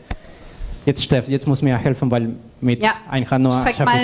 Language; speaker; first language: German; non-native, fluent; Spanish